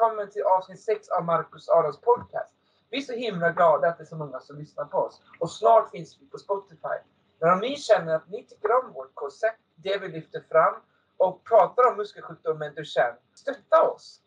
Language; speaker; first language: Swedish; native; Swedish